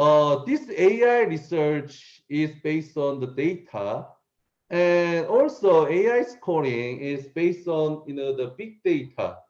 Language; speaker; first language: English; non-native, learner; Korean